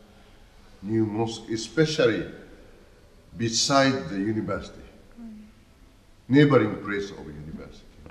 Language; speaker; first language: English; non-native, learner; Japanese